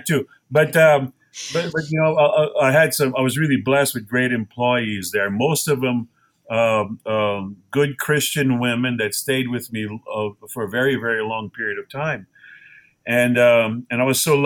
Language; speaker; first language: English; native; English